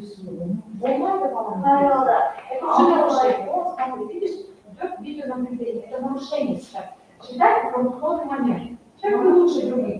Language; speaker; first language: Russian; non-native, local second language; Kazakh